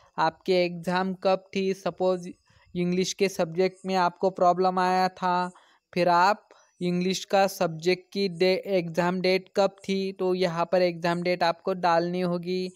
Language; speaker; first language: Hindi; non-native, local second language; Marathi